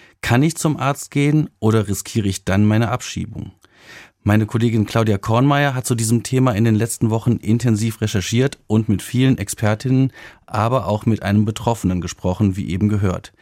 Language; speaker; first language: German; native; German